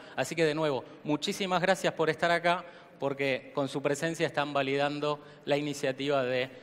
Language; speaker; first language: Spanish; native; Spanish